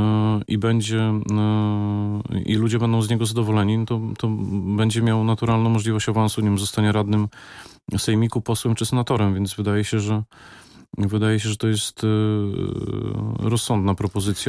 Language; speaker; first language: Polish; native; Polish